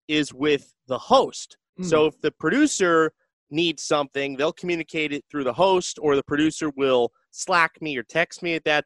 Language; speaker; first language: English; native; English